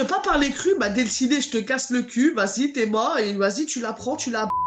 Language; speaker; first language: French; native; French